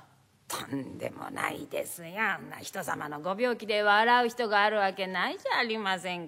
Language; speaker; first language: Japanese; native; Japanese